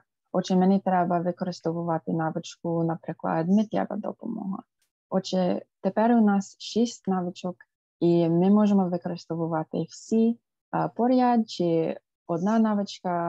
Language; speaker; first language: Ukrainian; non-native, fluent; English